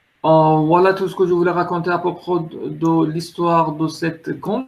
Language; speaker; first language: French; non-native, learner; Chinese